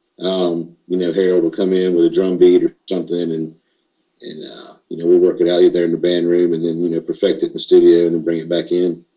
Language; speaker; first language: English; native; English